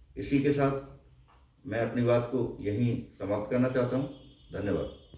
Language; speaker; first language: Hindi; native; Hindi